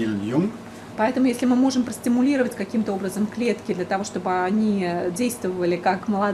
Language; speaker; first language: Russian; native; Russian